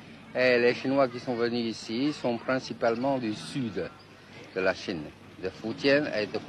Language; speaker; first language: French; non-native, fluent; Chinese